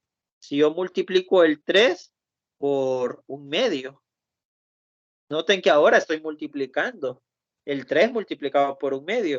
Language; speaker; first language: Spanish; native; Spanish